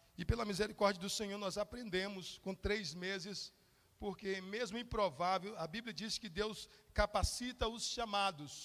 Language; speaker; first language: Portuguese; native; Portuguese